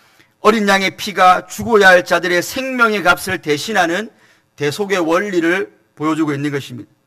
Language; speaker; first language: Korean; native; Korean